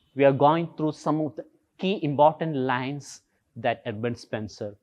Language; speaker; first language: English; non-native, local second language; Malayalam